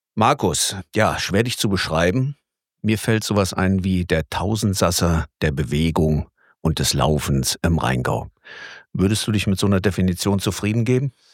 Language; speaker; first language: German; native; German